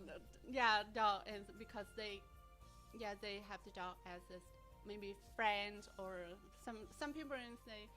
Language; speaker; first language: English; non-native, learner; Vietnamese